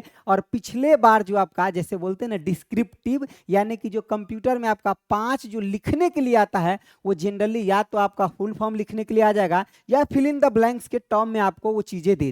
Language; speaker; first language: Hindi; native; Hindi